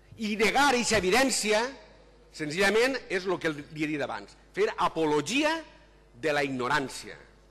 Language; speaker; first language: Catalan; native; Catalan